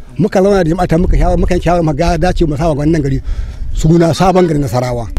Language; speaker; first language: Hausa; native; Hausa